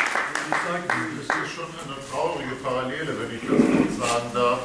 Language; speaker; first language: German; native; German